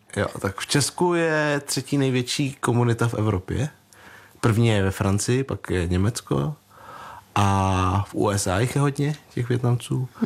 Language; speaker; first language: Czech; early bilingual, other home language; Vietnamese